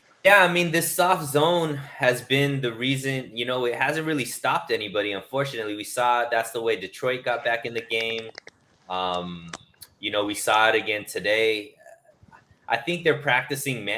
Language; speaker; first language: English; native; English